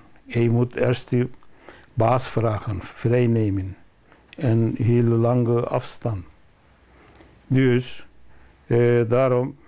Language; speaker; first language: Dutch; non-native, learner; Turkish